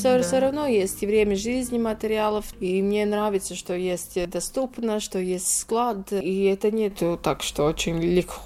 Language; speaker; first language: Russian; non-native, local second language; Latvian